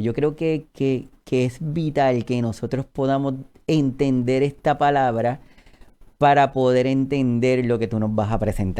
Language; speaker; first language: Spanish; native; Spanish